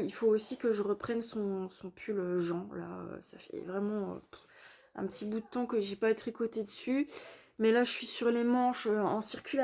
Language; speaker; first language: French; native; French